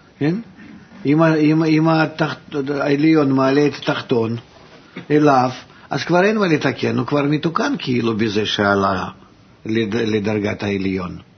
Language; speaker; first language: Hebrew; non-native, fluent; Russian